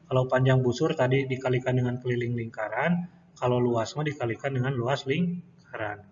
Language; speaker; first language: Indonesian; native; Indonesian